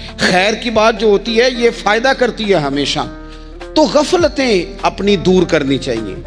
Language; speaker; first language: Urdu; non-native, local second language; Punjabi